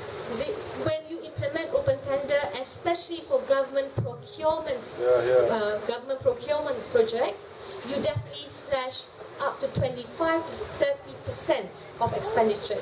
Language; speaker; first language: English; non-native, local second language; Malay